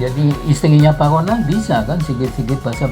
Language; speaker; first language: Indonesian; non-native, local second language; Dutch